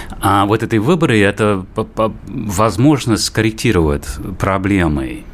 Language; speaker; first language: Russian; non-native, fluent; English